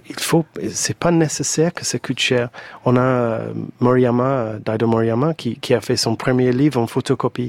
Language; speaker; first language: French; non-native, fluent; English